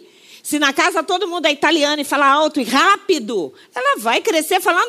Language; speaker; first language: Portuguese; native; Portuguese